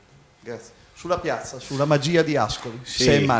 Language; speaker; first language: Italian; native; Italian